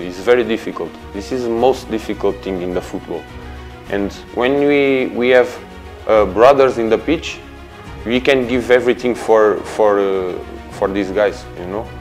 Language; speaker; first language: English; non-native, learner; Portuguese